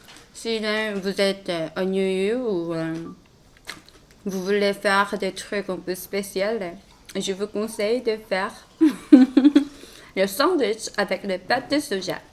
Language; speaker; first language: French; non-native, fluent; Korean